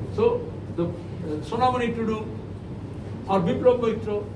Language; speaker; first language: English; non-native, local second language; Bangla